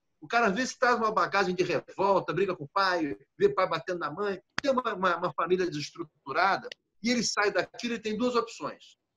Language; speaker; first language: Portuguese; native; Portuguese